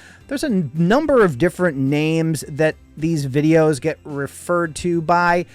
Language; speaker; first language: English; native; English